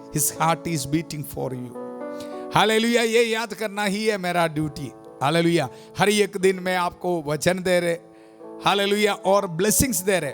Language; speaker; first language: Hindi; non-native, local second language; Malayalam